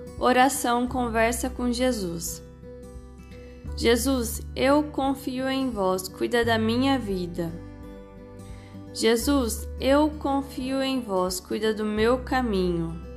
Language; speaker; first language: Portuguese; native; Portuguese